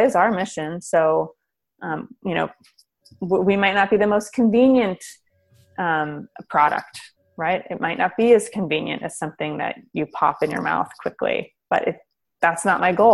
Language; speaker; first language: English; native; English